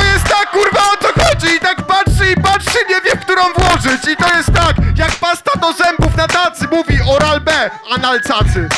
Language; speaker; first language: Polish; native; Polish